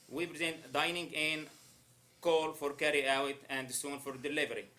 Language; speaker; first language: English; non-native, learner; Arabic